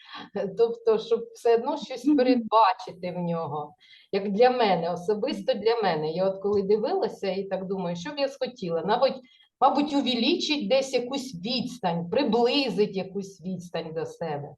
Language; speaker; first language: Ukrainian; native; Ukrainian